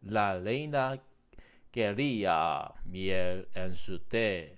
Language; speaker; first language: Spanish; non-native, learner; Korean